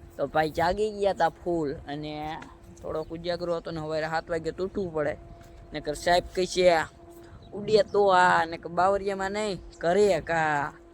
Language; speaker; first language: Gujarati; native; Gujarati